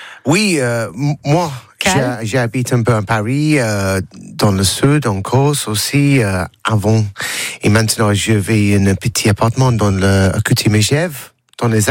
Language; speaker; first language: French; non-native, learner; English